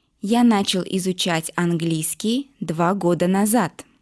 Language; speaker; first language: Russian; non-native, local second language; Uzbek